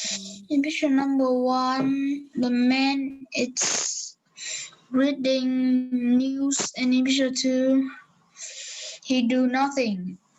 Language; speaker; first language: English; non-native, learner; Vietnamese